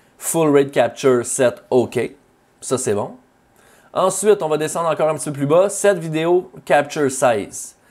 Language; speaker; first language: French; native; French